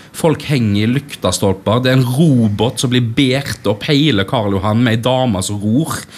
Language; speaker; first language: Norwegian; native; Norwegian